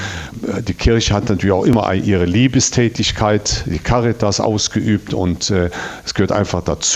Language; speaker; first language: German; native; German